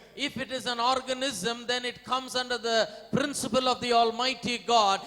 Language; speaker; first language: English; non-native, local second language; Kannada